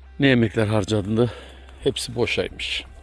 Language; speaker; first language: Turkish; native; Turkish